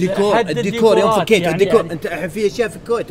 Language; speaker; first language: Arabic; native; Arabic